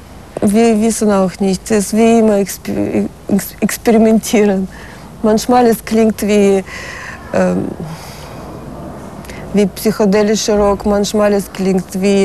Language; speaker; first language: German; non-native, fluent; Russian